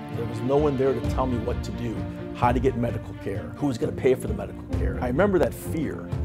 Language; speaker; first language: English; native; English